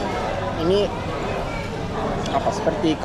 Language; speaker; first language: Indonesian; non-native, learner; English